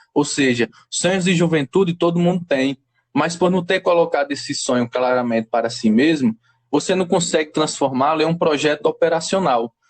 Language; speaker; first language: Portuguese; native; Portuguese